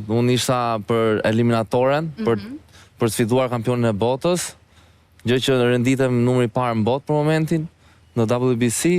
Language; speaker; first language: Albanian; native; Albanian